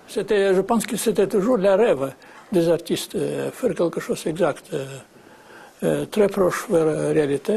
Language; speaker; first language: French; non-native, fluent; Russian